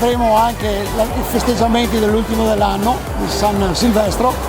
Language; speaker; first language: Italian; native; Italian